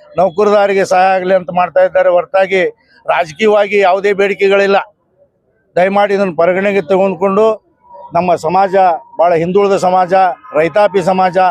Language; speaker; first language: Kannada; native; Kannada